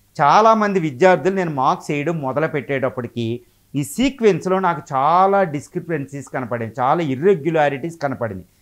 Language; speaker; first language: Telugu; native; Telugu